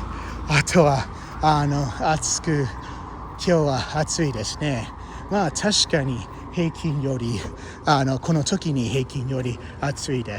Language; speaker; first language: Japanese; non-native, fluent; English